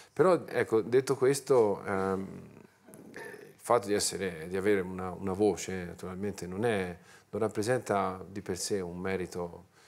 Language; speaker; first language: Italian; native; Italian